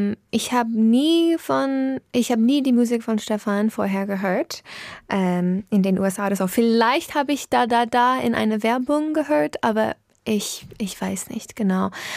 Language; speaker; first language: German; non-native, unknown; English